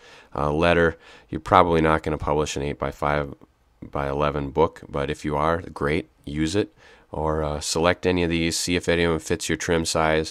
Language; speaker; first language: English; native; English